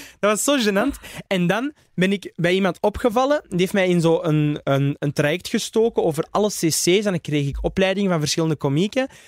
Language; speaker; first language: Dutch; early bilingual, other home language; Arabic